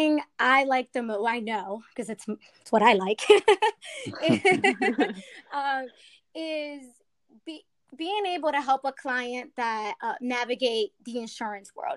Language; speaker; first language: English; native; English